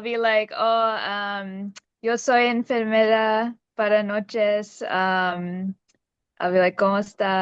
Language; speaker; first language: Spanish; non-native, learner; English